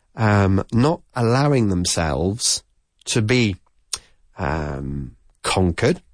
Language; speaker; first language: English; native; English